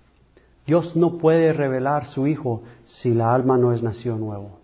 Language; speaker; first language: Spanish; early bilingual, heritage; English